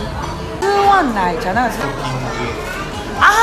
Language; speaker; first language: Chinese; non-native, learner; Japanese